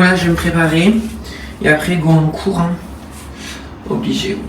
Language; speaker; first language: French; native; French